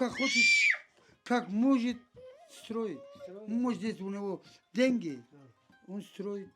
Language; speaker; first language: Russian; non-native, learner; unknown